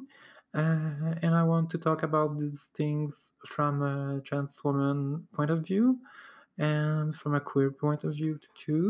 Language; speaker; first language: English; non-native, fluent; French